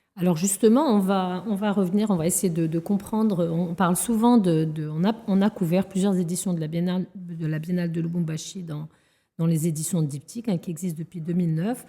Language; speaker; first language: French; non-native, local second language; Arabic